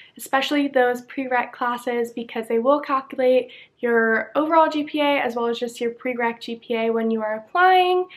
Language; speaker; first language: English; native; English